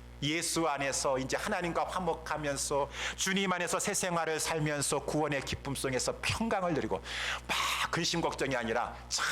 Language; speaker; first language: Korean; native; Korean